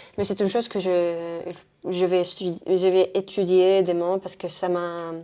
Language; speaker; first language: French; non-native, fluent; Spanish